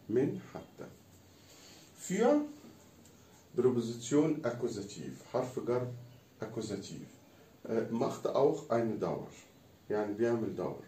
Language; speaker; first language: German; non-native, fluent; Arabic